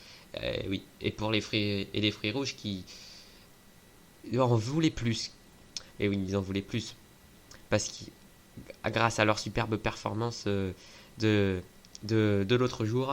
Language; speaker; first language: French; native; French